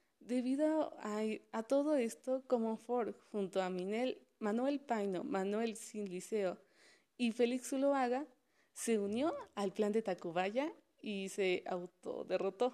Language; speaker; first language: Spanish; native; Spanish